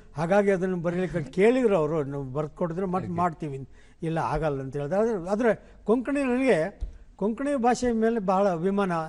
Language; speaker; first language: Kannada; non-native, local second language; Konkani